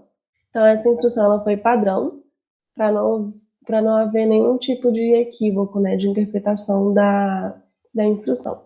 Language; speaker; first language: Portuguese; native; Portuguese